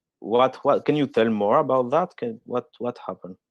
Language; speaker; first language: English; non-native, fluent; French